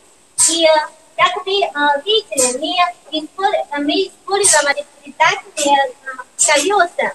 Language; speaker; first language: Russian; non-native, learner; Chinese